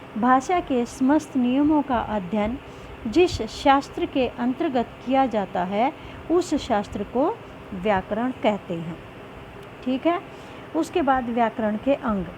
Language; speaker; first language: Hindi; native; Hindi